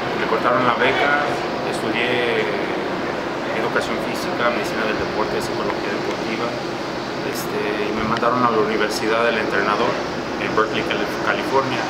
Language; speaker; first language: Spanish; early bilingual, heritage; Spanish